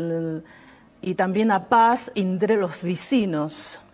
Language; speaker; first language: Spanish; non-native, learner; Chinese